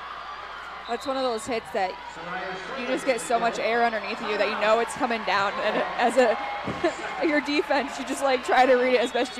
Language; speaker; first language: English; native; English